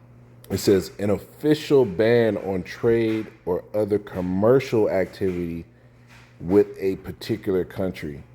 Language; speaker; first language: English; native; English